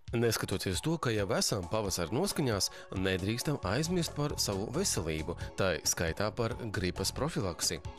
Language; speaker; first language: Latvian; native; Latvian